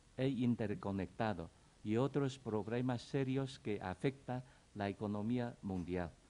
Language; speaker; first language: Spanish; non-native, fluent; Chinese